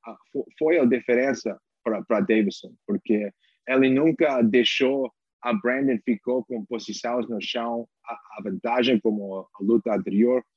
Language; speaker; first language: Portuguese; non-native, learner; English